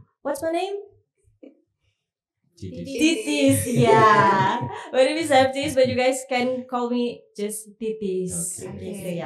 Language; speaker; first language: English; non-native, fluent; Indonesian